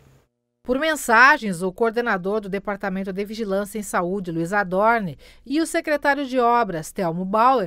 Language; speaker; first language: Portuguese; native; Portuguese